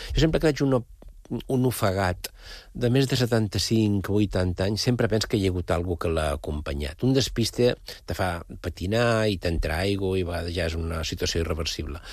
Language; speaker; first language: Catalan; native; Catalan